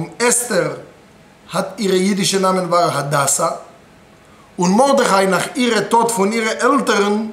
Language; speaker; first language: German; non-native, fluent; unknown